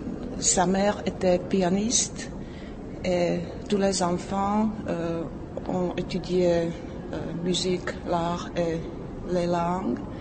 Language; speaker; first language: French; non-native, fluent; Czech